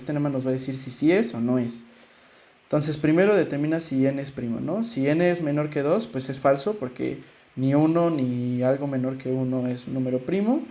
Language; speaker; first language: Spanish; native; Spanish